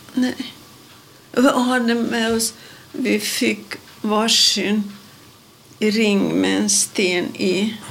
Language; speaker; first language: Swedish; non-native, fluent; Hungarian